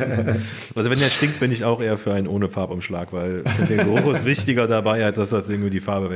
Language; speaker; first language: German; native; German